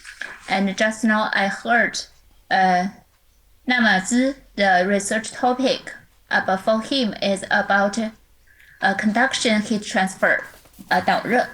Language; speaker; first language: English; non-native, local second language; Chinese